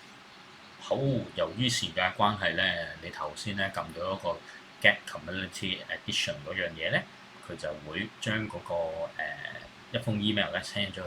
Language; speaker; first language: Cantonese; native; Cantonese